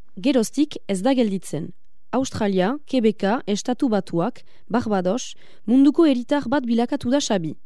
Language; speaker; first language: Basque; native; Basque